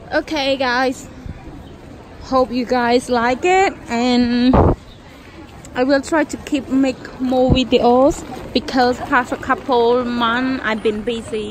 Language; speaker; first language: English; non-native, fluent; Khmer